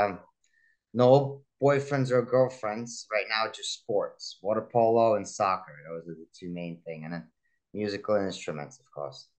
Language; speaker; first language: English; early bilingual, other home language; Russian